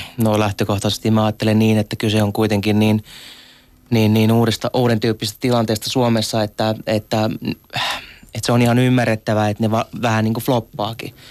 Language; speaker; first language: Finnish; early bilingual, other home language; Arabic